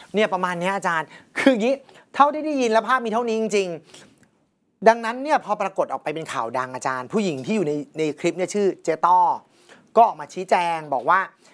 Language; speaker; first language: Thai; native; Thai